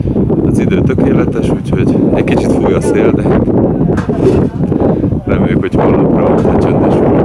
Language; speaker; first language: Hungarian; native; Hungarian